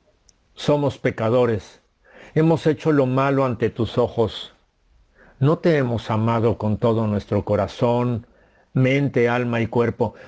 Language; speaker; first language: Spanish; native; Spanish